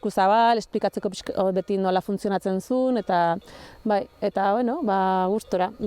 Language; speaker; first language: Basque; native; Basque